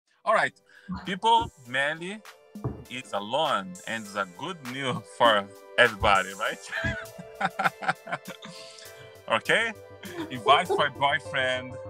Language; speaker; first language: English; non-native, learner; Portuguese